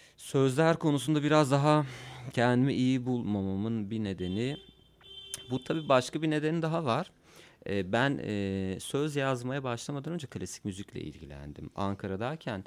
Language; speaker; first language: Turkish; non-native, local second language; Kurdish